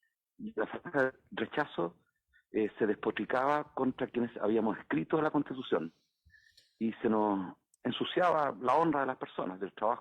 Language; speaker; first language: Spanish; native; Spanish